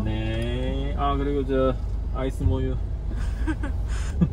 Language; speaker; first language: Korean; native; Korean